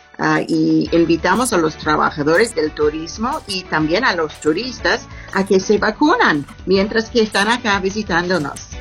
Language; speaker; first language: Spanish; non-native, learner; English